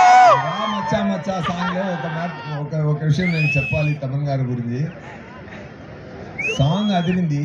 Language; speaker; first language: Telugu; non-native, learner; Tamil